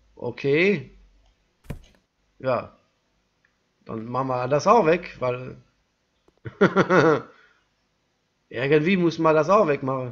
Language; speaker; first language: German; non-native, learner; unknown